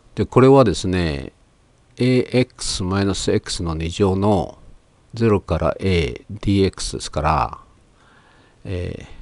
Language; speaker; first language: Japanese; native; Japanese